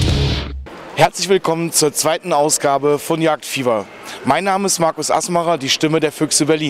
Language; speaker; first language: German; native; German